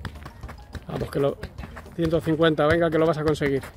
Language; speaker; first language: Spanish; native; Spanish